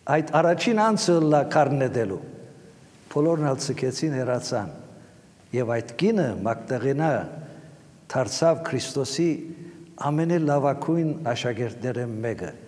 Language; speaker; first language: Armenian; native; Armenian